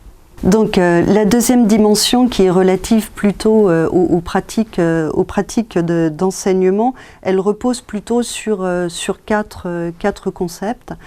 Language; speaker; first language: French; native; French